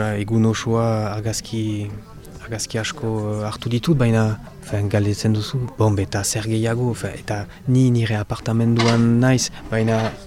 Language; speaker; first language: Basque; non-native, local second language; French